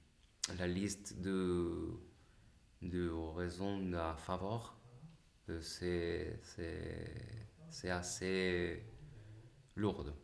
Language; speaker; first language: French; non-native, learner; Spanish